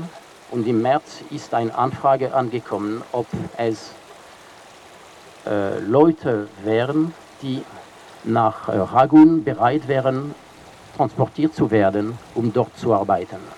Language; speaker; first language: German; non-native, fluent; French